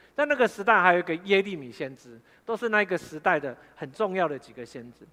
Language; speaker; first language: Chinese; native; Chinese